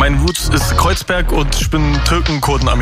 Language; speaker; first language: German; early bilingual, other home language; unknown